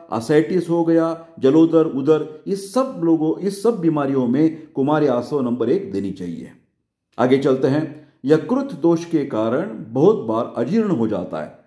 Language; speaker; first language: Hindi; non-native, local second language; Marathi